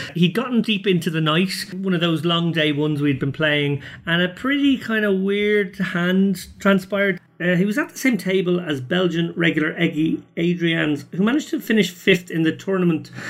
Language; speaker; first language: English; native; English